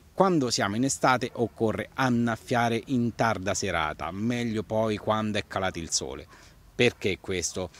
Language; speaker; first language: Italian; native; Italian